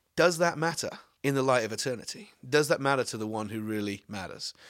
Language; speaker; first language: English; native; English